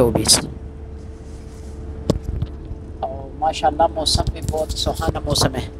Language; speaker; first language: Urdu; non-native, local second language; Pashto